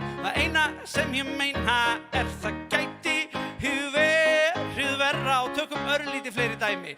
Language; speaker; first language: Icelandic; native; Icelandic